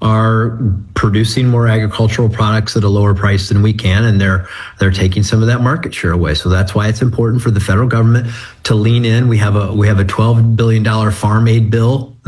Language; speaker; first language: English; native; English